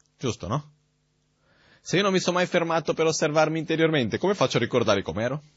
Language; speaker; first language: Italian; native; Italian